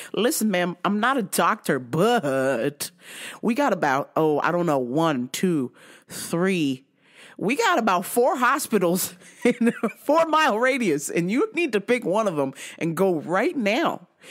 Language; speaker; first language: English; native; English